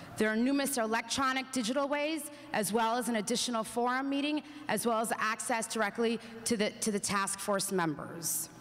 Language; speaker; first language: English; native; English